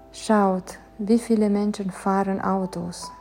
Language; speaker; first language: German; non-native, fluent; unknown